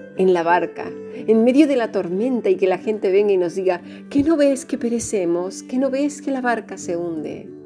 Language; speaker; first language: Spanish; native; Spanish